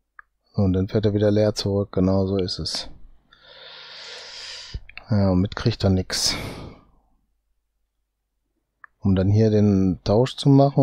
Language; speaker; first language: German; native; German